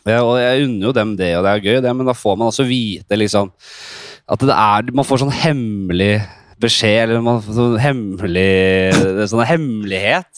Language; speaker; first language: Norwegian; native; Norwegian